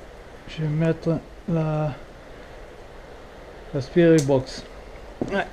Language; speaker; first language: French; non-native, fluent; Portuguese